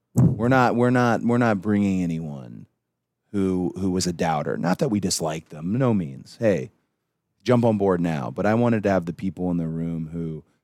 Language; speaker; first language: English; native; English